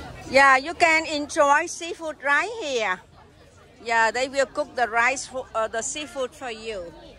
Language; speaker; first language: English; non-native, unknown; Vietnamese